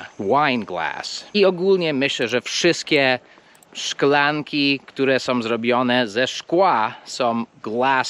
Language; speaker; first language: Polish; non-native, fluent; English